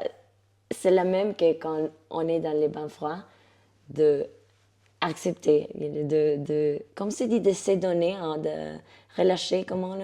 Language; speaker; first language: French; non-native, fluent; Spanish